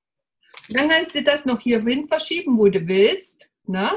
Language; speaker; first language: German; native; German